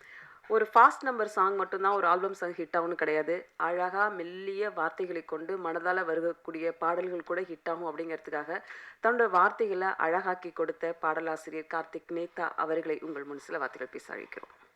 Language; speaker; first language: Tamil; native; Tamil